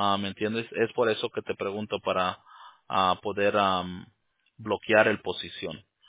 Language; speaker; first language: Spanish; early bilingual, heritage; Spanish